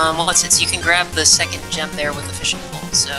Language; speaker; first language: English; native; English